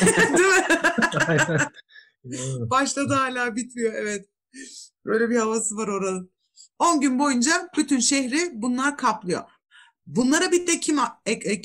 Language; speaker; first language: Turkish; native; Turkish